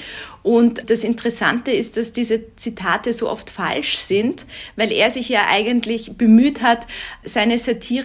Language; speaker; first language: German; native; German